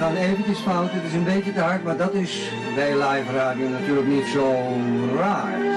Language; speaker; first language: Dutch; native; Dutch